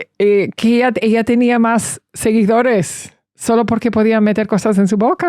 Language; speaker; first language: Spanish; early bilingual, heritage; English